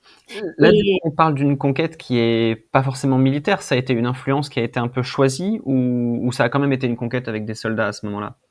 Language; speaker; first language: French; native; French